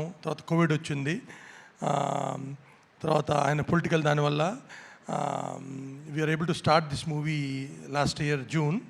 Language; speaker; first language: Telugu; native; Telugu